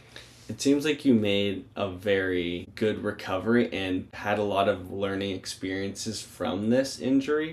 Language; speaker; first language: English; native; English